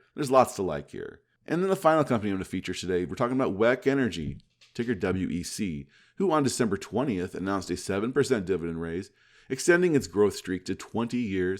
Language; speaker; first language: English; native; English